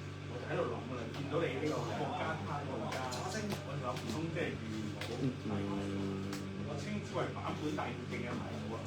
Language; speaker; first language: Cantonese; native; Cantonese